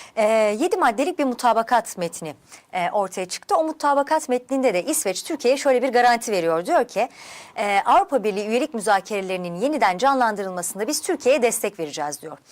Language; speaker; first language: Turkish; native; Turkish